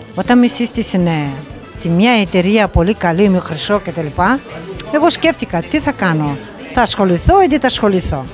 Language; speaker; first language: Greek; non-native, learner; Russian